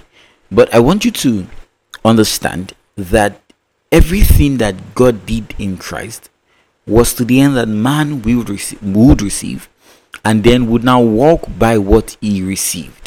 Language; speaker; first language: English; non-native, local second language; Yoruba